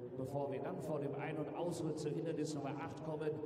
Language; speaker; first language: German; native; German